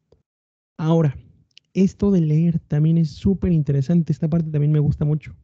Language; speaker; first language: Spanish; native; Spanish